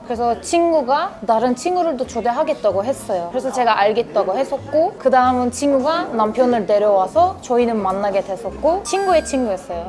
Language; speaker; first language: Korean; non-native, fluent; Turkish